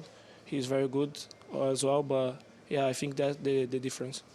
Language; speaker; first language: English; non-native, learner; Portuguese